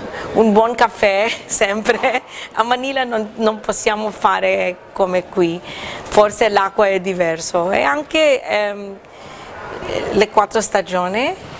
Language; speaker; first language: Italian; non-native, learner; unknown